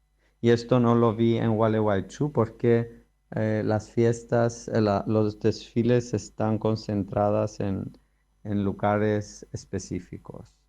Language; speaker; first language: Spanish; non-native, fluent; Greek